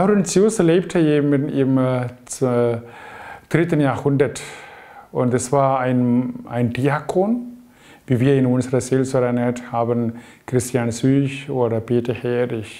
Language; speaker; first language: German; non-native, fluent; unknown